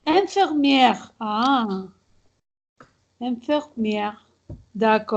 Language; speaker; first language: French; non-native, learner; Catalan